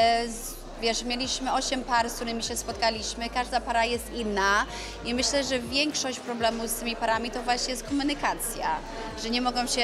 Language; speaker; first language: Polish; early bilingual, other home language; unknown